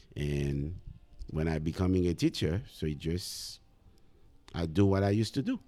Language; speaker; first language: English; non-native, fluent; Haitian Creole